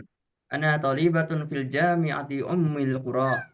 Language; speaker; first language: Arabic; non-native, learner; Indonesian